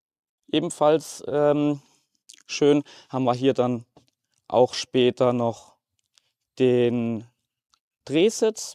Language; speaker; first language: German; native; German